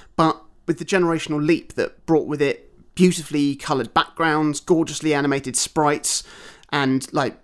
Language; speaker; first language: English; native; English